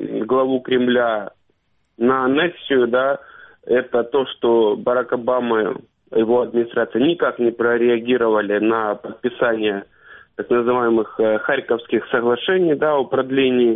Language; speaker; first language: Russian; native; Russian